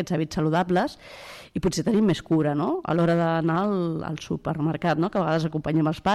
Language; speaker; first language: Catalan; native; Catalan